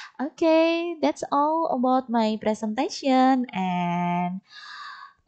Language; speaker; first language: English; non-native, fluent; Indonesian